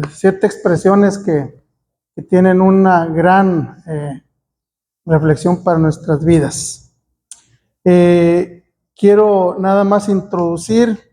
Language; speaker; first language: Spanish; native; Spanish